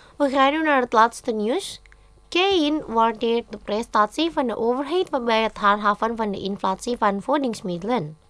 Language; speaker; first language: Dutch; non-native, fluent; Indonesian